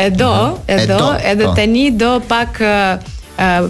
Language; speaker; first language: Albanian; non-native, learner; Belarusian